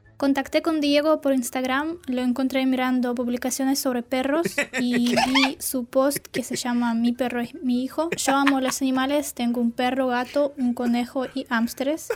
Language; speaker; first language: Spanish; non-native, fluent; Russian